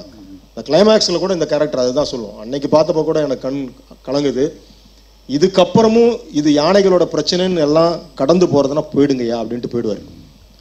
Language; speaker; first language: Tamil; native; Tamil